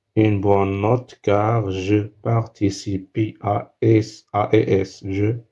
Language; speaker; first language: French; non-native, local second language; Arabic